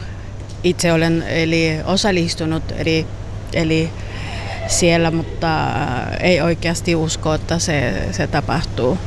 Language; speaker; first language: Finnish; non-native, learner; Spanish